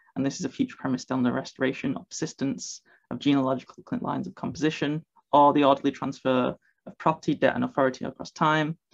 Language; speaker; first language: English; native; English